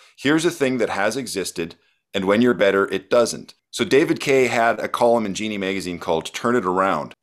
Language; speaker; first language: English; native; English